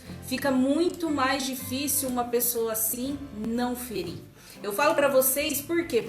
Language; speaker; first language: Portuguese; native; Portuguese